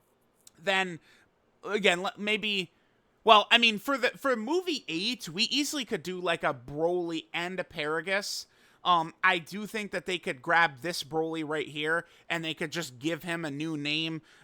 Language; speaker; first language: English; native; English